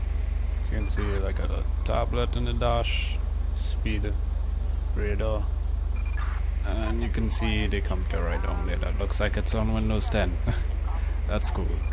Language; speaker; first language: English; native; English